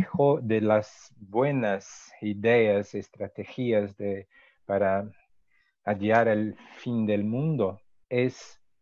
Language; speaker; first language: Spanish; non-native, fluent; Portuguese